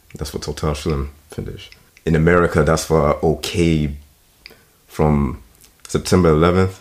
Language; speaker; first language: German; non-native, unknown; English